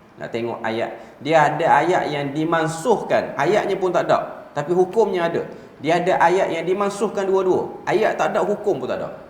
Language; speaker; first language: Malay; native; Malay